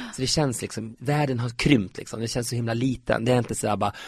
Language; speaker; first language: Swedish; native; Swedish